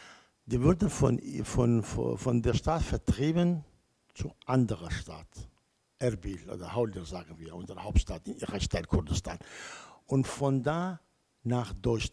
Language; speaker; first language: German; non-native, learner; Kurdish